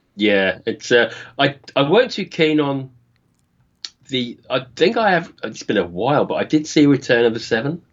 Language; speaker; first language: English; native; English